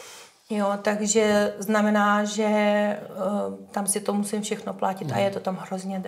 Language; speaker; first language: Czech; non-native, fluent; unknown